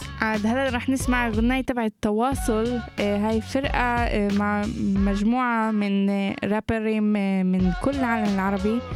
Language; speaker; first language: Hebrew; non-native, local second language; Arabic